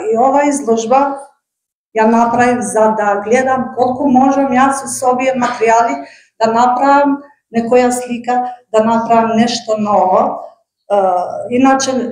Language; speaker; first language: Macedonian; non-native, local second language; Albanian